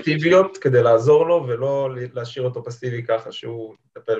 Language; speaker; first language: Hebrew; native; Hebrew